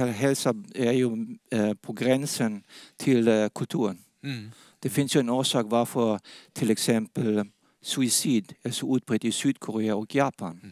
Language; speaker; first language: Swedish; non-native, fluent; Danish